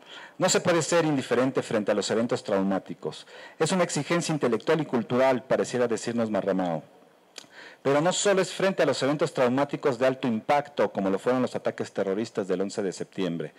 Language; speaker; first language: Spanish; native; Spanish